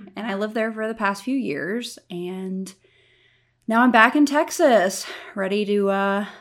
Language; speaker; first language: English; native; English